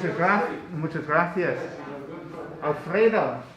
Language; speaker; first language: Spanish; non-native, learner; English